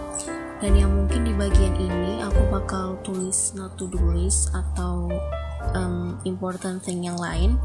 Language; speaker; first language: Indonesian; native; Indonesian